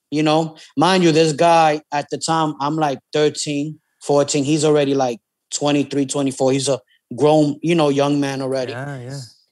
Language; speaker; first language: English; native; English